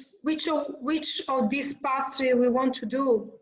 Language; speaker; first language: English; non-native, learner; Italian